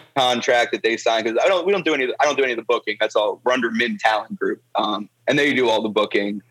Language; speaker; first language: English; native; English